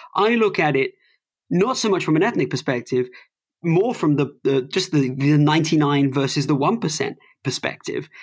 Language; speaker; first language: English; native; English